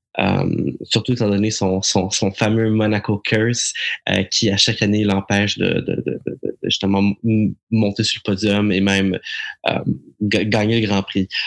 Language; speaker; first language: French; native; French